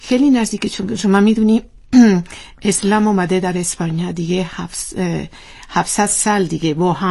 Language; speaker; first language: Persian; non-native, learner; Spanish